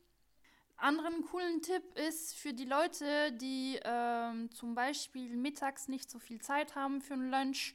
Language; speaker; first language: German; non-native, fluent; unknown